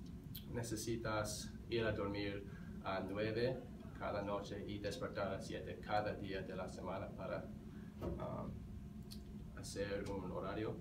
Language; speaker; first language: Spanish; non-native, learner; English